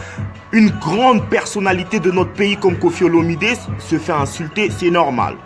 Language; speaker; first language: French; non-native, local second language; Lingala